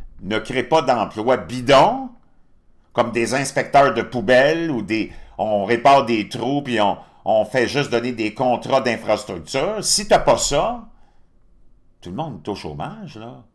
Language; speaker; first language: French; native; French